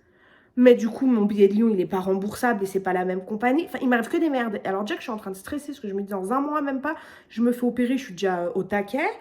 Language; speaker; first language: French; native; French